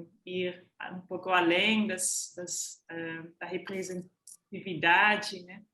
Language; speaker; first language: Portuguese; non-native, fluent; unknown